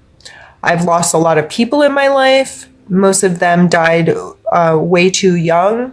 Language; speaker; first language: English; native; English